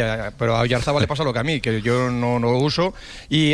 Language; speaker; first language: Spanish; native; Spanish